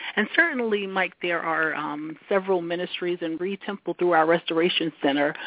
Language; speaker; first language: English; native; English